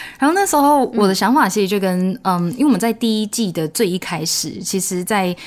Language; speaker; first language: Chinese; native; Chinese